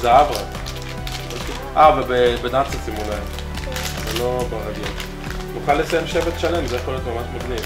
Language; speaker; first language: Hebrew; native; Hebrew